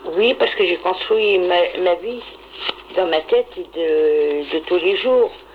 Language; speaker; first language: French; non-native, local second language; Arabic